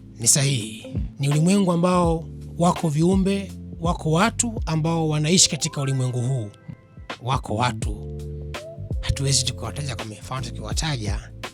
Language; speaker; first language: Swahili; native; Swahili